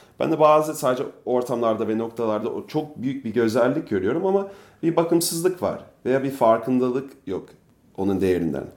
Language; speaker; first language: Turkish; non-native, fluent; English